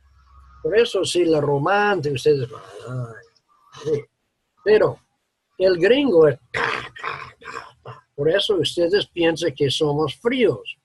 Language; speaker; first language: Spanish; non-native, learner; English